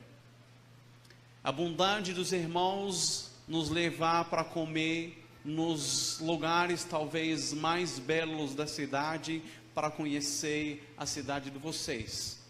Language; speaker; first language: Portuguese; non-native, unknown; Arabic